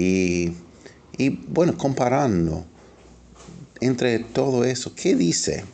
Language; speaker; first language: Spanish; non-native, fluent; English